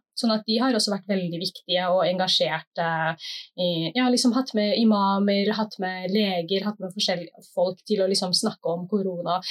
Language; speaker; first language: Norwegian; early bilingual, other home language; Somali